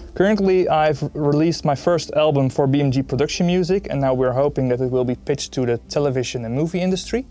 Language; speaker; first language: English; non-native, fluent; Dutch